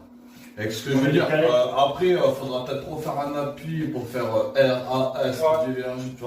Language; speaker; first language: French; native; French